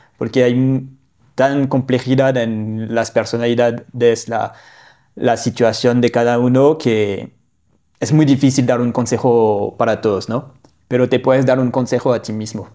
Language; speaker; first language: Spanish; non-native, fluent; French